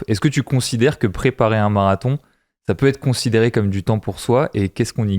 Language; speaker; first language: French; native; French